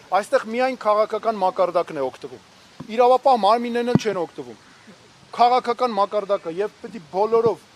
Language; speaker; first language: Armenian; native; Armenian